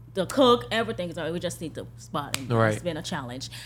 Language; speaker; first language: English; early bilingual, other home language; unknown